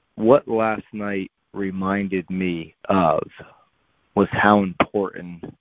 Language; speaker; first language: English; native; English